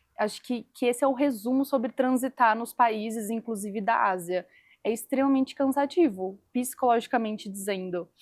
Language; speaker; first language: Portuguese; native; Portuguese